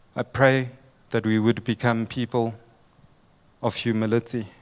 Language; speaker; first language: English; native; English